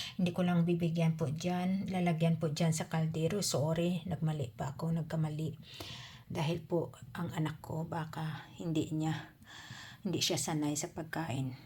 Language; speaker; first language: Filipino; native; Filipino